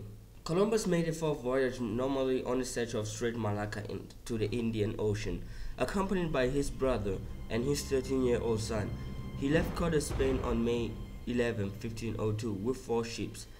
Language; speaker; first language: English; non-native, fluent; Southern Sotho